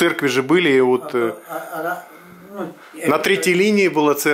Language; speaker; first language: Russian; native; Russian